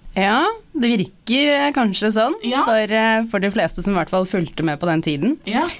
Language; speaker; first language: Norwegian; native; Norwegian